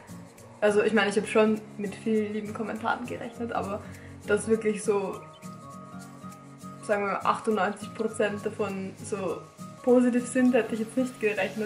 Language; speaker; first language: German; native; German